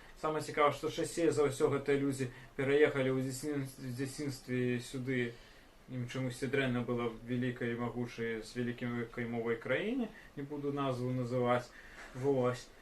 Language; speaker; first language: Belarusian; non-native, local second language; Russian